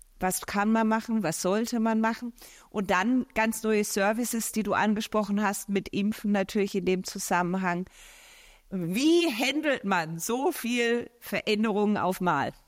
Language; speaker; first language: German; native; German